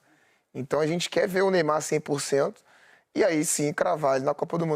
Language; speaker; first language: Portuguese; native; Portuguese